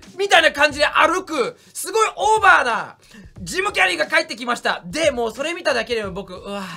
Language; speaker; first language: Japanese; non-native, fluent; English